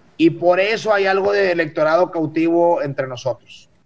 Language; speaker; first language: Spanish; native; Spanish